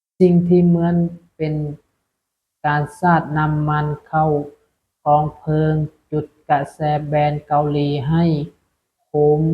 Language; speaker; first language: Thai; non-native, local second language; Lao